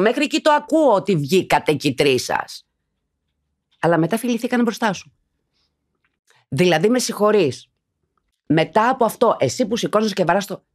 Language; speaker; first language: Greek; native; Greek